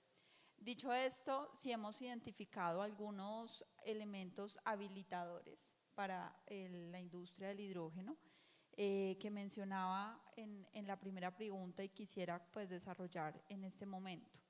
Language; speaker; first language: Spanish; native; Spanish